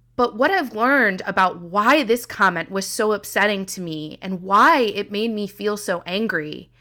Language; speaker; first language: English; native; English